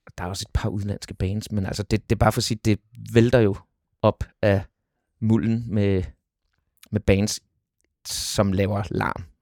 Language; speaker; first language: Danish; native; Danish